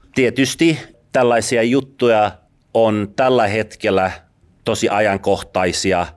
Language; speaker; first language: Finnish; early bilingual, other home language; Persian